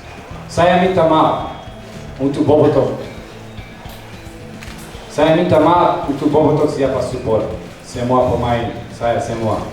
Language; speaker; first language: Indonesian; non-native, learner; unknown